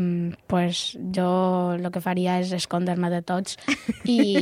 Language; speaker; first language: Catalan; non-native, local second language; Spanish